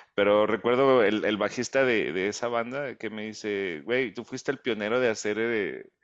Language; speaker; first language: Spanish; early bilingual, heritage; Spanish